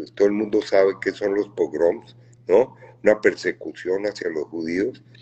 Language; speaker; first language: Spanish; native; Spanish